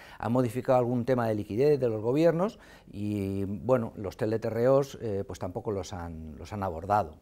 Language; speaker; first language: Spanish; native; Spanish